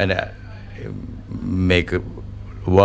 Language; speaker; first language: English; non-native, learner; Japanese